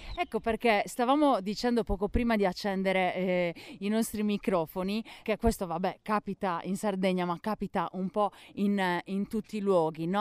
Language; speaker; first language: Italian; native; Italian